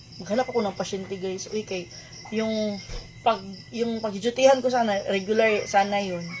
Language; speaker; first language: Filipino; non-native, local second language; Cebuano